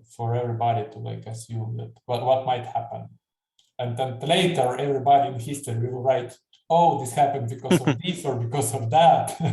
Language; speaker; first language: English; non-native, fluent; Estonian